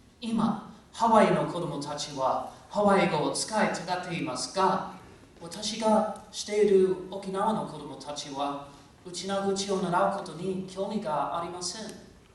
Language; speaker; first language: Japanese; non-native, fluent; English